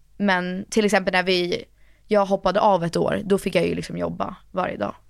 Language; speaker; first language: Swedish; early bilingual, heritage; Swedish